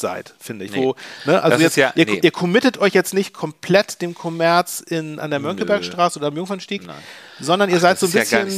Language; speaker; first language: German; native; German